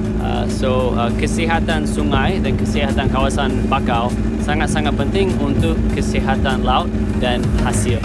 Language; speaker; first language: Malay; non-native, fluent; English